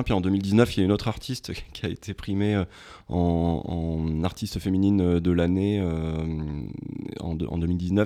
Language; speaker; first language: French; native; French